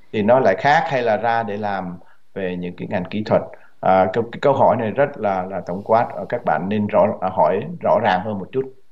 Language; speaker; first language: Vietnamese; native; Vietnamese